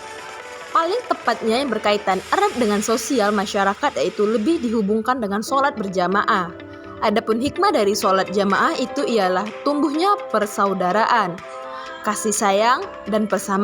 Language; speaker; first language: Indonesian; native; Indonesian